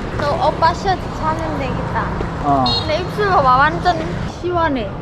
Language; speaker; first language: Korean; non-native, fluent; Khmer